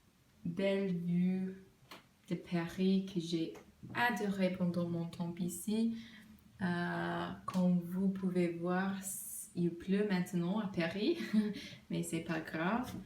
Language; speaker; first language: French; non-native, learner; English